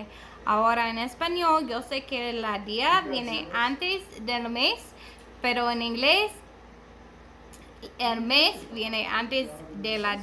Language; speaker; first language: Spanish; non-native, learner; English